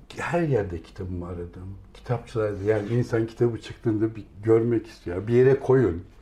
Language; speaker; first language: Turkish; native; Turkish